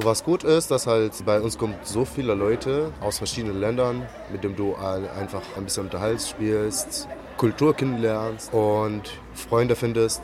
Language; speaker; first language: German; non-native, fluent; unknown